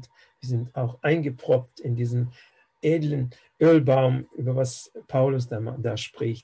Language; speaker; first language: German; non-native, fluent; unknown